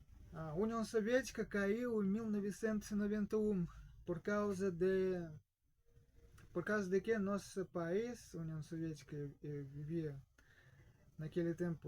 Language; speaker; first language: Portuguese; non-native, fluent; Russian